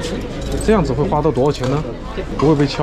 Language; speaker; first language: Chinese; native; Chinese